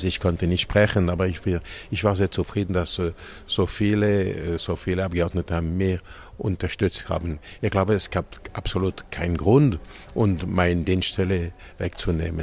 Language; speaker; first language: German; non-native, local second language; French